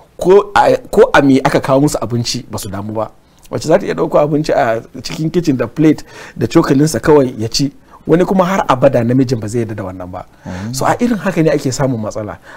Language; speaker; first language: Hausa; non-native, local second language; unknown